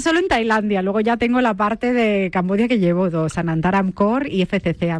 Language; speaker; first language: Spanish; native; Spanish